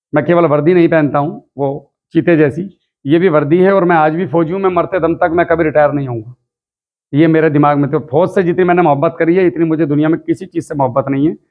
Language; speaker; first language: Hindi; native; Hindi